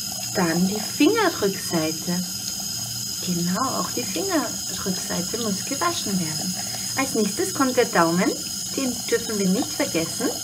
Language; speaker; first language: German; native; German